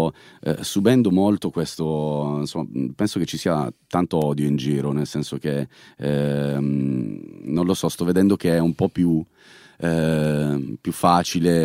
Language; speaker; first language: Italian; native; Italian